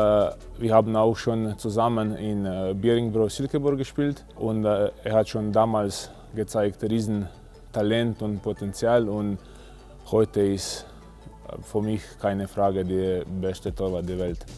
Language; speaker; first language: German; non-native, fluent; Slovenian